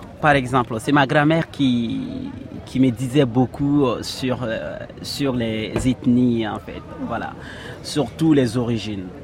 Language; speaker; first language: French; non-native, local second language; Bambara